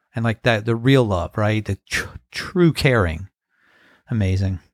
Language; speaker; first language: English; native; English